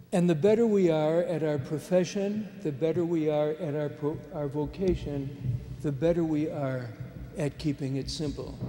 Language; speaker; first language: English; native; English